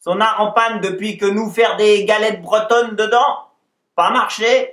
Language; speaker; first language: French; native; French